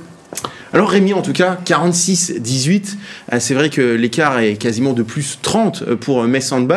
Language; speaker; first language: French; native; French